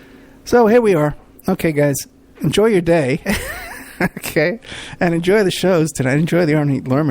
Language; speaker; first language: English; native; English